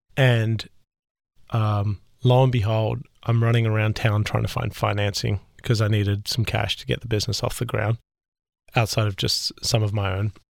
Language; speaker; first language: English; native; English